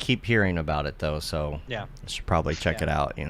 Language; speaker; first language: English; native; English